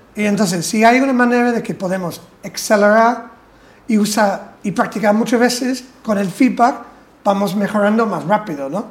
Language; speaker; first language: Spanish; non-native, fluent; English